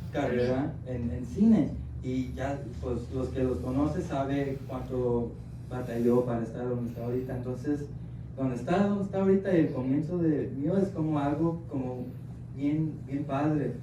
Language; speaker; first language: Spanish; early bilingual, heritage; Spanish